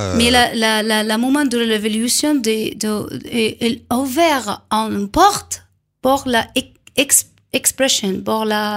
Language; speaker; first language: French; non-native, learner; Arabic